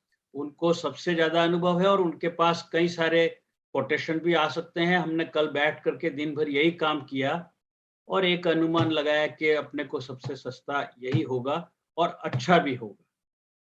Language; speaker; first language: Hindi; native; Hindi